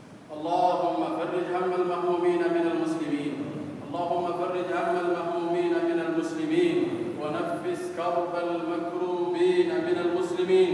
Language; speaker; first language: Arabic; non-native, local second language; Somali